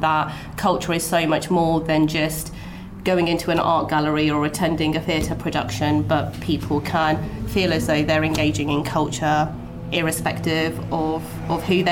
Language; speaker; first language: English; native; English